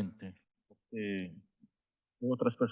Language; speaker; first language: Spanish; non-native, fluent; Haitian Creole